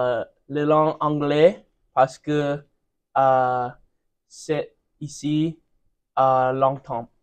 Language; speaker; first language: French; non-native, learner; English